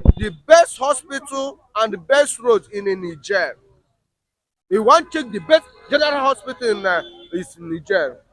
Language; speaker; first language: Nigerian Pidgin; non-native, local second language; Igbo